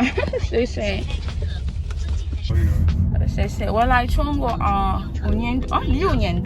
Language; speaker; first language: Chinese; non-native, fluent; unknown